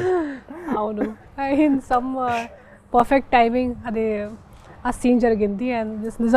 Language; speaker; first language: Telugu; non-native, fluent; Hindi